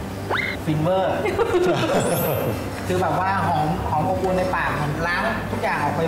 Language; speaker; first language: Thai; native; Thai